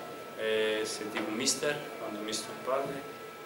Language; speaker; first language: Italian; non-native, learner; Bulgarian